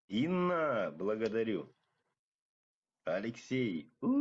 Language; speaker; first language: Russian; native; Russian